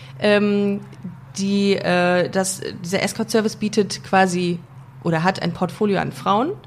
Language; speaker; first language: German; native; German